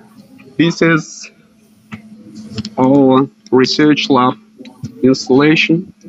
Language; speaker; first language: English; non-native, fluent; Russian